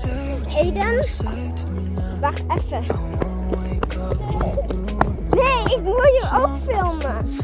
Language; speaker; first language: Dutch; non-native, learner; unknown